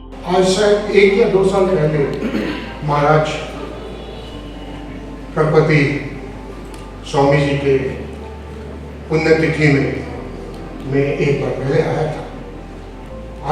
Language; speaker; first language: Hindi; non-native, local second language; Assamese